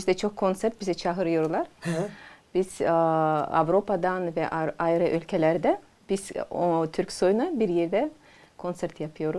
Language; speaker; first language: Turkish; non-native, learner; Azerbaijani